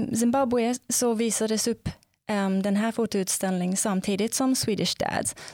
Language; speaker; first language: Swedish; non-native, fluent; English